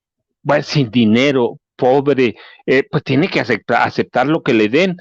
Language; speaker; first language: Spanish; native; Spanish